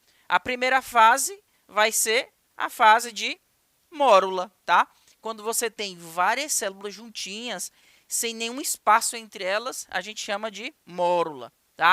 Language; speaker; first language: Portuguese; native; Portuguese